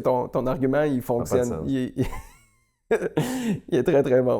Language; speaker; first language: French; native; French